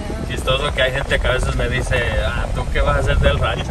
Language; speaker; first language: Spanish; early bilingual, heritage; Spanish